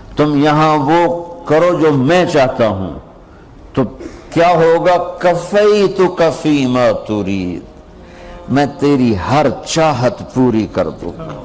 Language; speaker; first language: Urdu; non-native, local second language; Punjabi